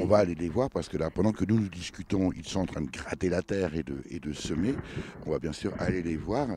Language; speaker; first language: French; native; French